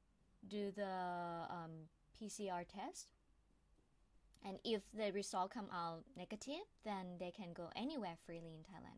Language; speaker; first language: English; non-native, fluent; Thai